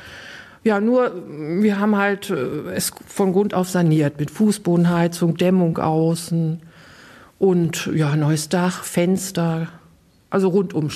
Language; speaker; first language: German; native; German